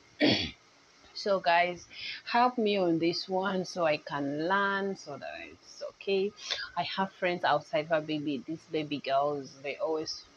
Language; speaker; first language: English; non-native, local second language; Nyankole